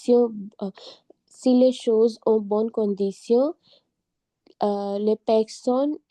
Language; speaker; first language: French; non-native, learner; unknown